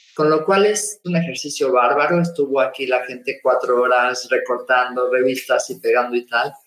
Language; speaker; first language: Spanish; native; Spanish